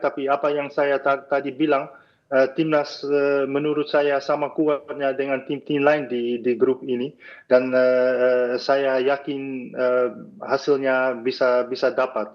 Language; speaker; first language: Indonesian; non-native, fluent; Dutch